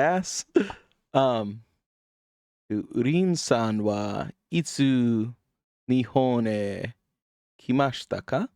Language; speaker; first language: Japanese; non-native, learner; English